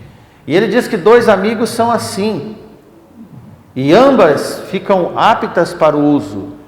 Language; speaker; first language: Portuguese; native; Portuguese